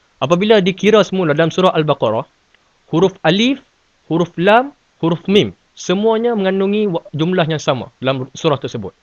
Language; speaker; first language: Malay; native; Malay